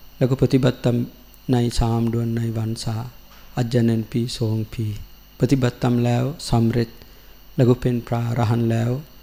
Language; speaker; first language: Thai; non-native, learner; Sinhala